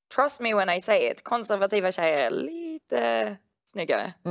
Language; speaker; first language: Swedish; native; Swedish